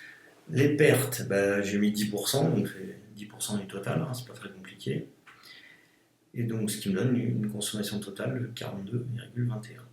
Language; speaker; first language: French; native; French